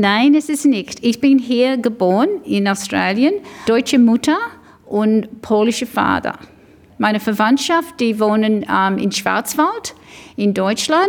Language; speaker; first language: German; early bilingual, heritage; English